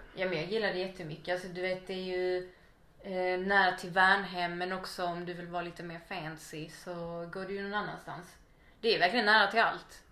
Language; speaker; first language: Swedish; native; Swedish